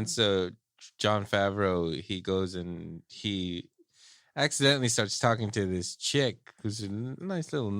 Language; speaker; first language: English; native; English